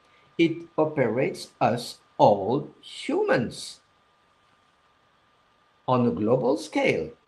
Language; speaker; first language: English; non-native, fluent; French